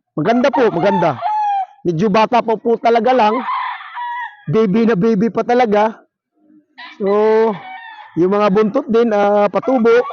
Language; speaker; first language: Filipino; non-native, local second language; Surigaonon